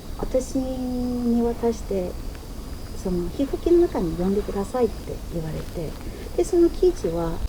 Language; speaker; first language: Japanese; non-native, fluent; Chinese